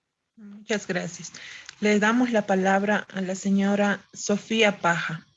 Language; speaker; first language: Spanish; native; Spanish